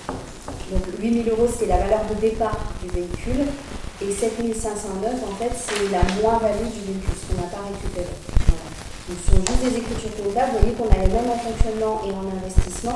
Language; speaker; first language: French; native; French